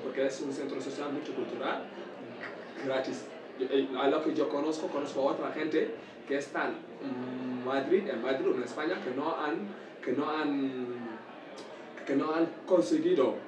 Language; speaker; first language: Spanish; non-native, learner; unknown